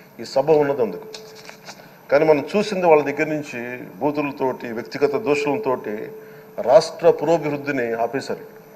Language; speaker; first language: Telugu; native; Telugu